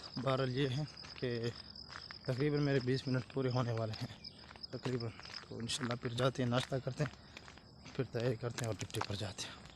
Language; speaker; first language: Urdu; non-native, local second language; Pashto